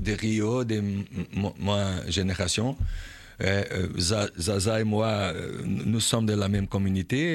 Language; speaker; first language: French; non-native, learner; Portuguese